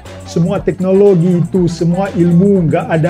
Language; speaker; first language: Indonesian; non-native, fluent; Russian